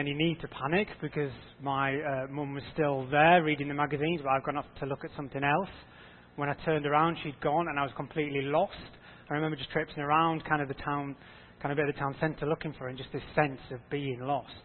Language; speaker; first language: English; native; English